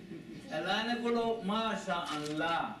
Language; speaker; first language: Arabic; non-native, learner; Chinese